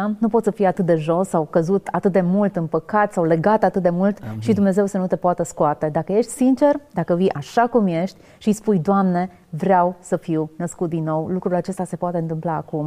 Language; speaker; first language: Romanian; native; Romanian